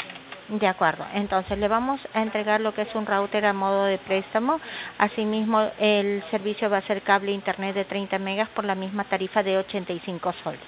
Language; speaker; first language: Spanish; native; Spanish